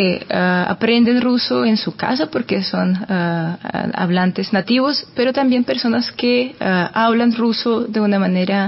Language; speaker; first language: Spanish; non-native, fluent; Russian